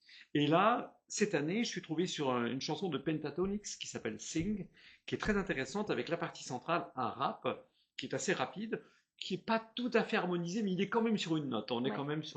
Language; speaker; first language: French; native; French